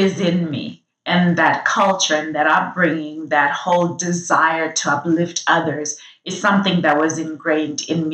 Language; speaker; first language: English; non-native, local second language; Shona